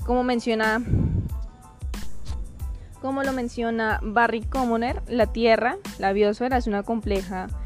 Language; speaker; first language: Spanish; native; Spanish